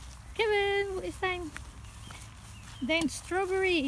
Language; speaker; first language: German; non-native, learner; Filipino